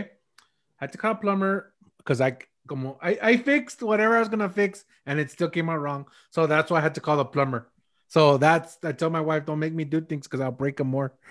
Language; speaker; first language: English; early bilingual, other home language; Spanish